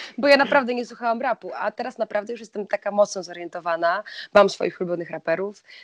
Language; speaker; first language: Polish; native; Polish